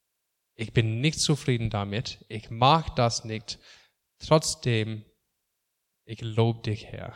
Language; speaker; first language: German; non-native, fluent; English